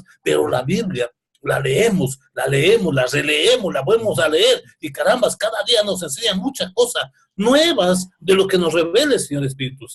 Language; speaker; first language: Spanish; native; Spanish